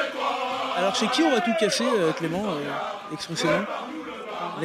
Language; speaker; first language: French; native; French